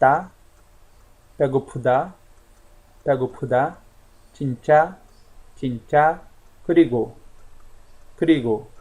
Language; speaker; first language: Korean; non-native, learner; Portuguese